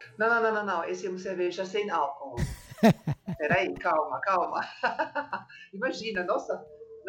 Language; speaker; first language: Portuguese; non-native, fluent; German